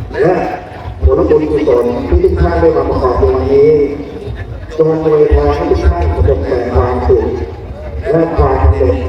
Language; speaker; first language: Thai; native; Thai